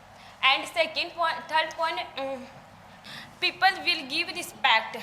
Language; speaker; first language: English; non-native, learner; Hindi